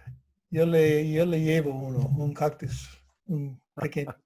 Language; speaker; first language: Spanish; non-native, fluent; English